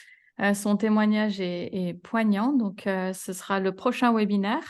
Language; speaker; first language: French; native; French